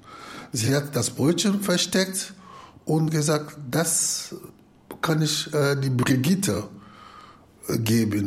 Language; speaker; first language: German; non-native, fluent; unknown